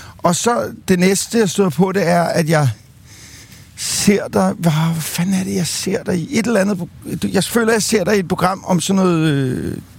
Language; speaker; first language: Danish; native; Danish